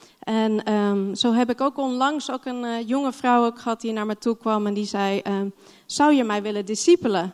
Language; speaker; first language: Dutch; non-native, fluent; English